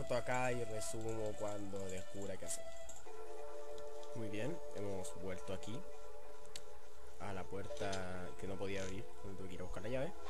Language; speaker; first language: Spanish; native; Spanish